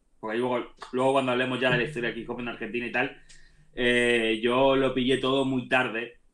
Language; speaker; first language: Spanish; native; Spanish